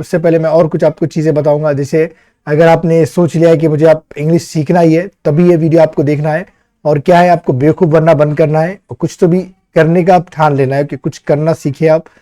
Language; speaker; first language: Hindi; native; Hindi